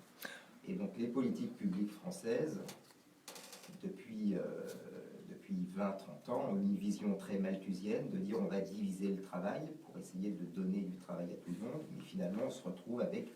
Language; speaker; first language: French; native; French